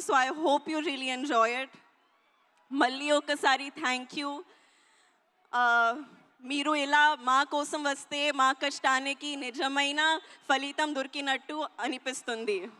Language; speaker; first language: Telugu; non-native, learner; Hindi